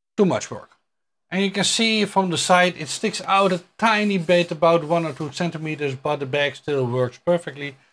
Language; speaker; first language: English; non-native, fluent; Dutch